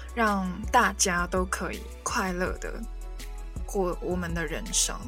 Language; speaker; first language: Chinese; non-native, local second language; Cantonese